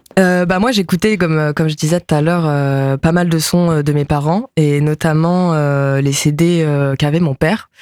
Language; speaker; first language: French; early bilingual, other home language; Japanese